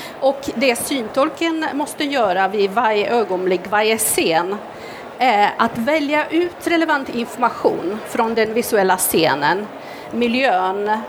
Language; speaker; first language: Swedish; non-native, fluent; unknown